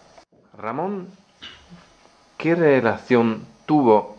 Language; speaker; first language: Spanish; non-native, learner; Italian